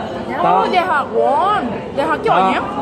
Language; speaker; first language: Korean; non-native, learner; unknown